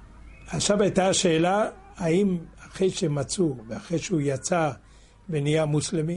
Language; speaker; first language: Hebrew; non-native, fluent; French